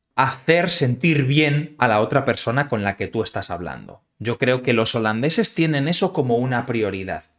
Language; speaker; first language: Spanish; native; Spanish